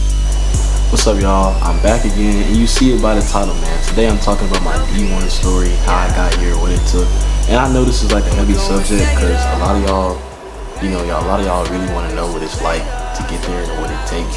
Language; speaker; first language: English; native; English